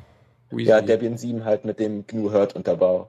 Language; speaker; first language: German; native; German